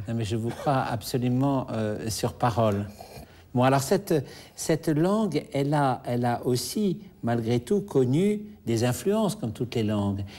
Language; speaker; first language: French; native; French